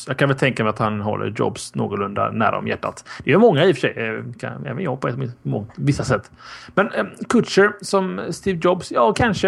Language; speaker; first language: Swedish; native; Swedish